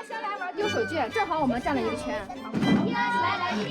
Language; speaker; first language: Chinese; native; Chinese